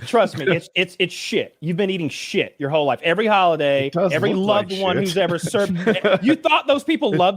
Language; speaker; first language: English; native; English